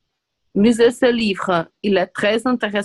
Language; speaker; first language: French; non-native, learner; Portuguese